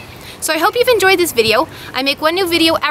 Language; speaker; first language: English; native; English